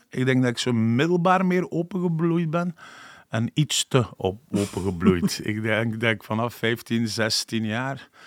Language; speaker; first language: Dutch; non-native, local second language; Turkish